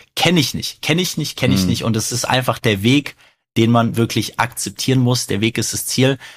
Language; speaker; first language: German; early bilingual, other home language; Russian